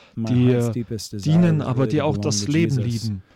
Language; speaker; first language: German; non-native, fluent; English